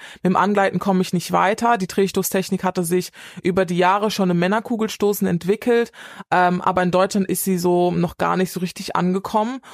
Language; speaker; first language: German; native; German